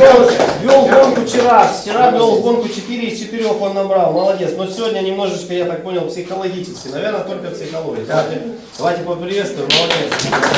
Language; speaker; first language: Russian; non-native, local second language; Ukrainian